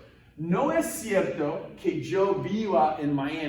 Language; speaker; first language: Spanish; non-native, fluent; English